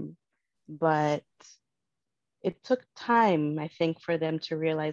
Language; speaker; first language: English; early bilingual, other home language; Spanish